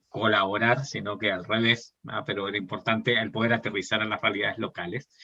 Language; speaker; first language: Spanish; native; Spanish